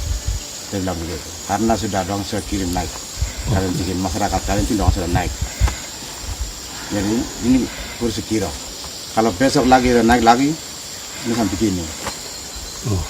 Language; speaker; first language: Indonesian; non-native, local second language; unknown